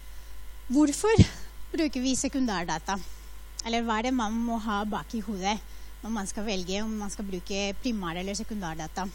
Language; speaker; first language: Norwegian; non-native, fluent; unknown